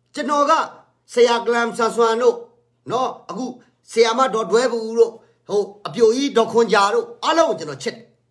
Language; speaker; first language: Burmese; non-native, local second language; Kachin